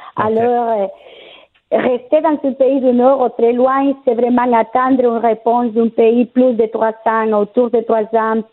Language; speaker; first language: French; non-native, fluent; Spanish